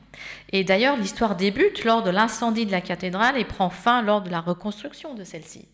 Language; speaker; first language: French; native; French